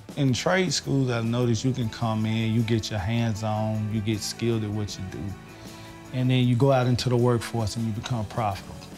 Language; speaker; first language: English; native; English